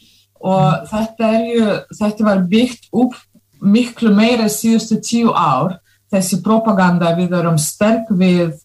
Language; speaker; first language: Icelandic; non-native, fluent; Russian